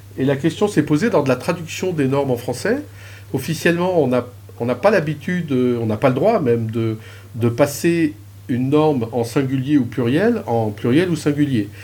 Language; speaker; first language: French; native; French